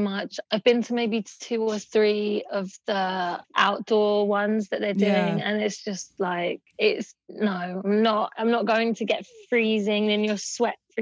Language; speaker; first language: English; native; English